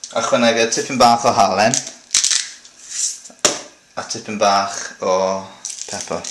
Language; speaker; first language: Welsh; non-native, local second language; English